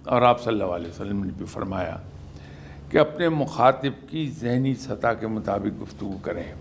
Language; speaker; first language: Urdu; native; Urdu